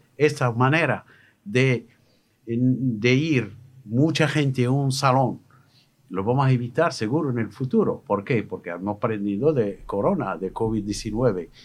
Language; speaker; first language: Spanish; non-native, fluent; Arabic